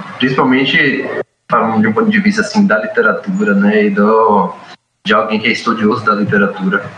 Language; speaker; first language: Portuguese; native; Portuguese